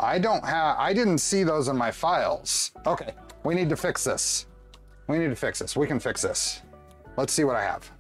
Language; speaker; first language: English; native; English